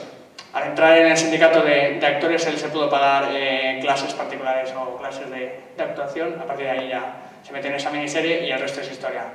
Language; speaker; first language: Spanish; native; Spanish